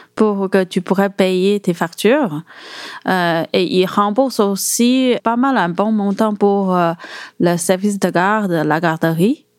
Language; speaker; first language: French; non-native, fluent; Chinese